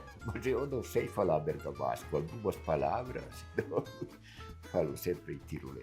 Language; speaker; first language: Portuguese; non-native, local second language; Italian